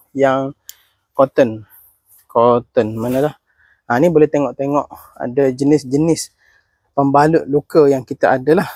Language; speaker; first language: Malay; native; Malay